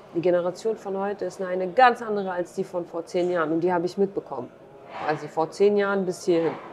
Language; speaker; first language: German; early bilingual, other home language; Kurdish